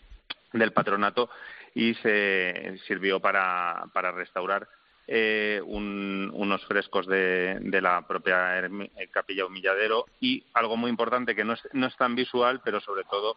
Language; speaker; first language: Spanish; native; Spanish